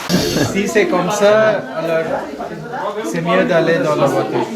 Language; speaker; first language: French; non-native, learner; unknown